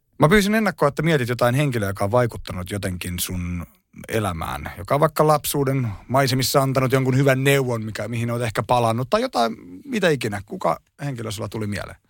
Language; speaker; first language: Finnish; native; Finnish